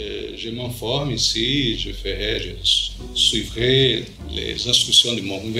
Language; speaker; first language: French; non-native, fluent; Portuguese